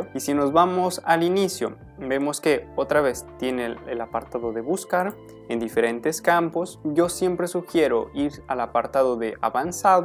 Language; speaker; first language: Spanish; native; Spanish